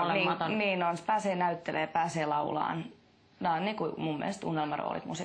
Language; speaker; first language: Finnish; native; Finnish